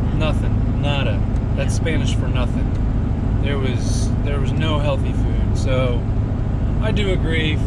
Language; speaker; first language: English; native; English